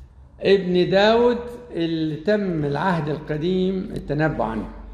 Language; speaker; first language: Arabic; native; Arabic